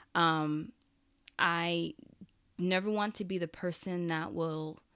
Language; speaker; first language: English; early bilingual, other home language; Haitian Creole